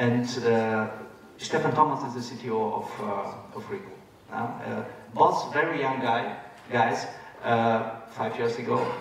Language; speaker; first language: English; non-native, fluent; German